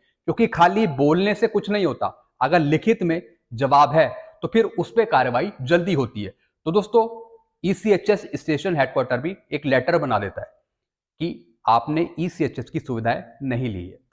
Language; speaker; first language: Hindi; native; Hindi